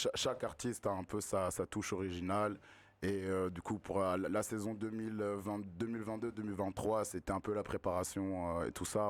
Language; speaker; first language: French; native; French